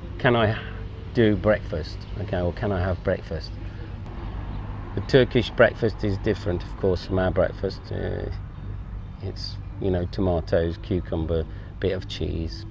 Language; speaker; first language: English; native; English